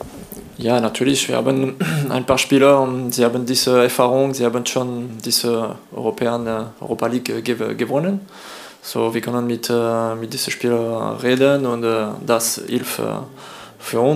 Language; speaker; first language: German; non-native, learner; French